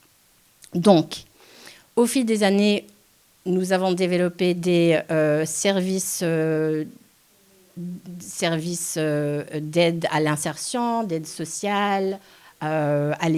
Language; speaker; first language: French; non-native, local second language; English